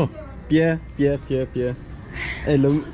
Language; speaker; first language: Spanish; non-native, learner; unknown